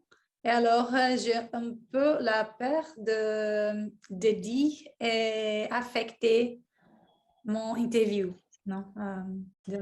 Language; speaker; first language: French; non-native, learner; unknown